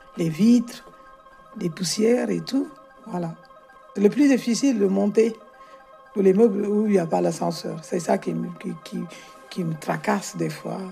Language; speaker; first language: French; non-native, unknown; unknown